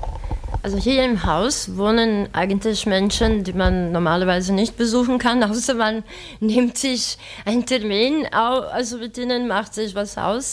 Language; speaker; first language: German; native; German